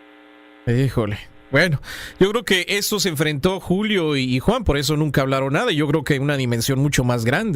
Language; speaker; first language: Spanish; native; Spanish